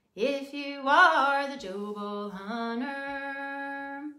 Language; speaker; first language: English; native; English